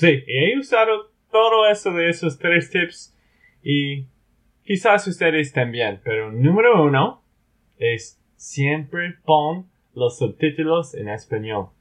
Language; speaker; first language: Spanish; non-native, learner; English